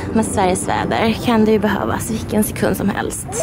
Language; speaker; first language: Swedish; native; Swedish